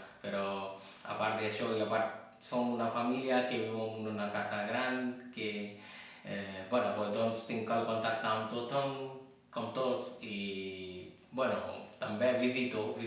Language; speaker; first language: Catalan; non-native, fluent; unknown